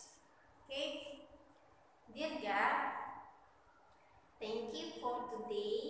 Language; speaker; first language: English; non-native, learner; Indonesian